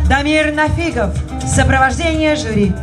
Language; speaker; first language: Russian; native; Russian